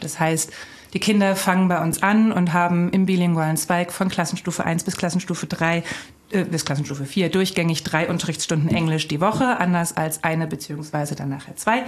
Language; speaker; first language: German; native; German